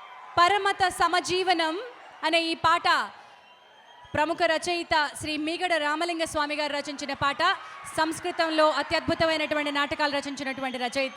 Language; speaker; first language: Telugu; native; Telugu